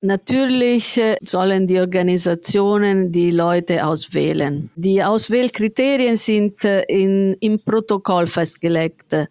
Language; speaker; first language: German; non-native, fluent; Italian